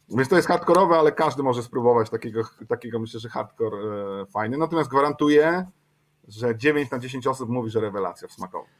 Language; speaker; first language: Polish; native; Polish